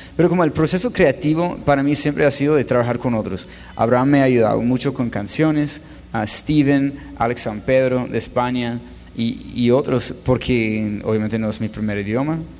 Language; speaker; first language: Spanish; non-native, fluent; English